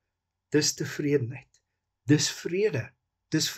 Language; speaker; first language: Afrikaans; native; Afrikaans